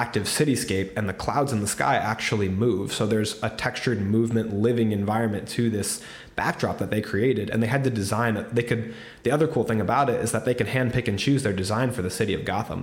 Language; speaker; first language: English; native; English